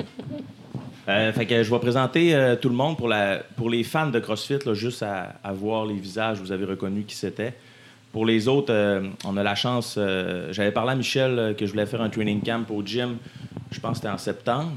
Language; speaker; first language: French; native; French